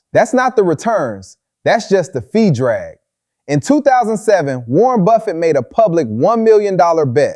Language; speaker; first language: English; native; English